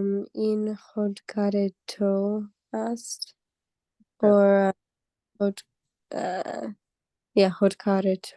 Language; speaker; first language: Persian; non-native, learner; English